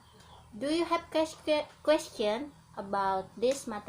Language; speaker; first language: English; non-native, learner; Indonesian